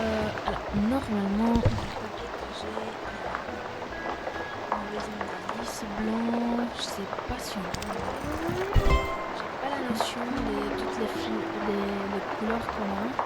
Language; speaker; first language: French; non-native, fluent; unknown